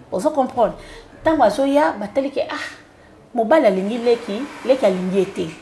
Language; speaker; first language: Lingala; native; Lingala